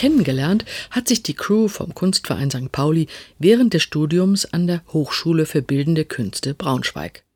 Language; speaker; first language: German; native; German